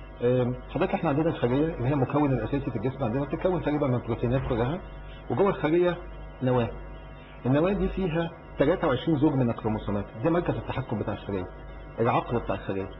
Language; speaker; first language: Arabic; native; Arabic